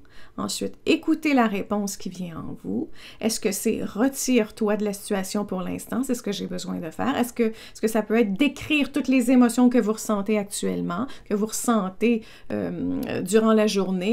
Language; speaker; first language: French; native; French